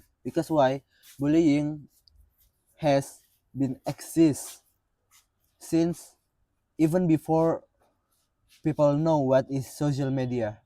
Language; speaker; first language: English; non-native, fluent; Indonesian